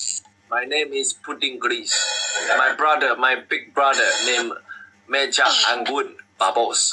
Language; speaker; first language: English; non-native, learner; Chinese